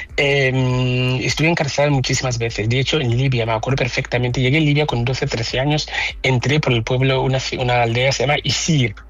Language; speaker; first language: Spanish; non-native, fluent; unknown